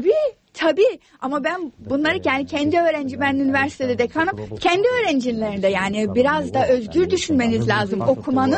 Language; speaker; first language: Turkish; non-native, fluent; English